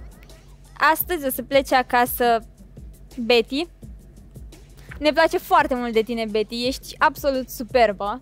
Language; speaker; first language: Romanian; native; Romanian